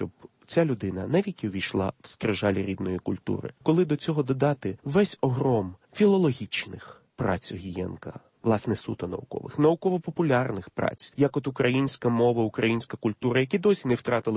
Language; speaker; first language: Ukrainian; native; Ukrainian